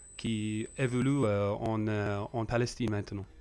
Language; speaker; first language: French; non-native, learner; English